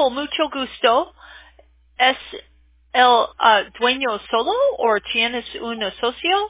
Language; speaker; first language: Spanish; non-native, learner; English